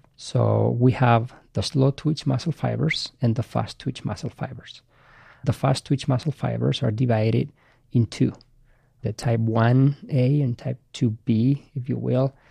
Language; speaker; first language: English; non-native, fluent; Spanish